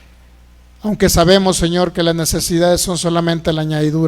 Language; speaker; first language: Spanish; native; Spanish